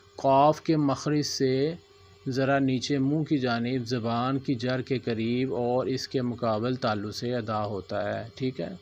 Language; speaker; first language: Urdu; native; Urdu